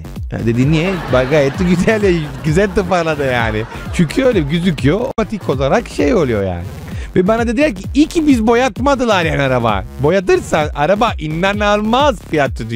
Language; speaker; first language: Turkish; non-native, fluent; Italian